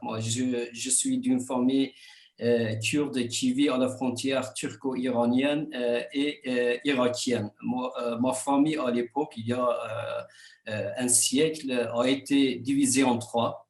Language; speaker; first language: French; non-native, fluent; Kurdish